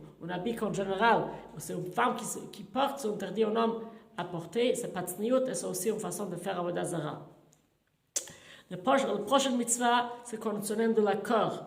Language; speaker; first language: French; non-native, fluent; English